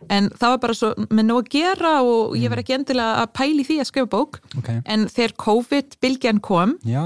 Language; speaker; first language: Icelandic; non-native, fluent; English